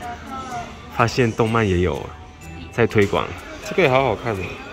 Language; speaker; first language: Chinese; native; Chinese